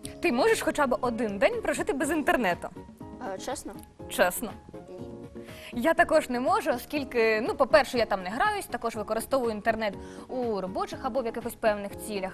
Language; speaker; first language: Ukrainian; native; Ukrainian